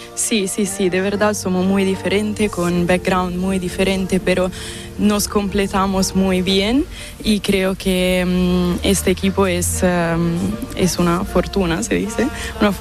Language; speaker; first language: Spanish; non-native, fluent; Italian